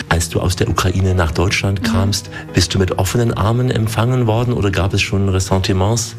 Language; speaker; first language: German; native; German